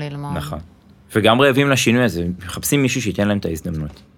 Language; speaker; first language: Hebrew; native; Hebrew